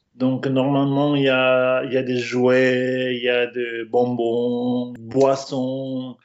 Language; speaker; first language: French; non-native, fluent; Spanish